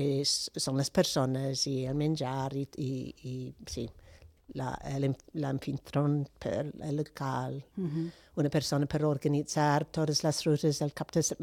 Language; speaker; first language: Catalan; non-native, fluent; English